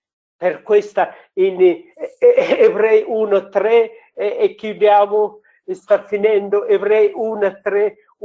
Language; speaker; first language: Italian; non-native, learner; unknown